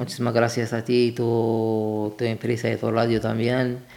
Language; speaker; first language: Spanish; non-native, learner; Arabic